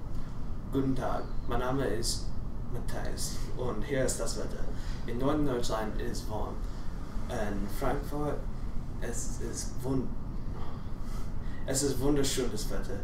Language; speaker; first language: German; non-native, learner; English